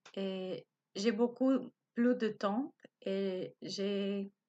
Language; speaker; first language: French; non-native, learner; Spanish